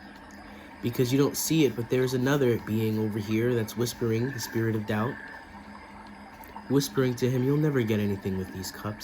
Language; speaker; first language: English; native; English